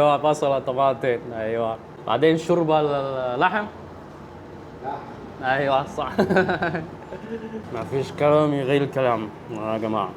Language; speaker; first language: Arabic; non-native, fluent; Chinese